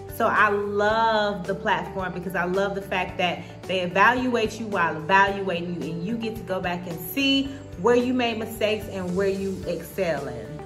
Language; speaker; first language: English; native; English